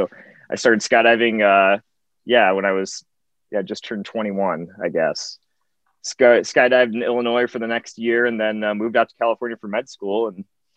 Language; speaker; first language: English; native; English